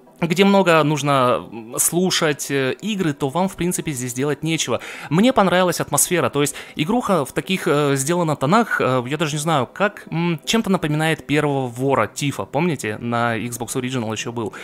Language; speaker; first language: Russian; native; Russian